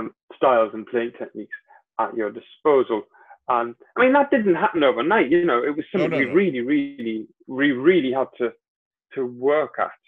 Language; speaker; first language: English; native; English